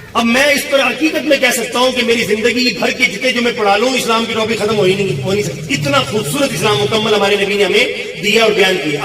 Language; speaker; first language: Urdu; non-native, local second language; Punjabi